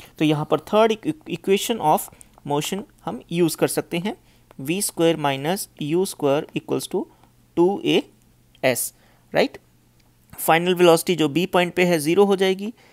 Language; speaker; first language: Hindi; native; Hindi